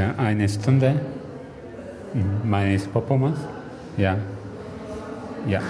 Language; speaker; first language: German; non-native, learner; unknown